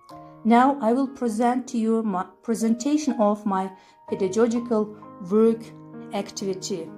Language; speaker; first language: English; non-native, fluent; Kyrgyz